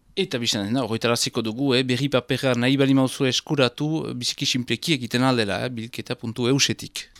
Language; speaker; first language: Basque; native; Basque